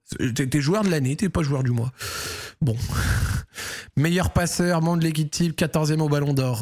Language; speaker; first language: French; native; French